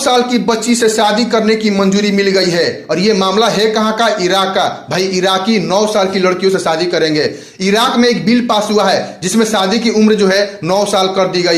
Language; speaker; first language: Hindi; native; Hindi